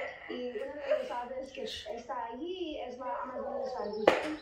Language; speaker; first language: Spanish; early bilingual, heritage; Spanish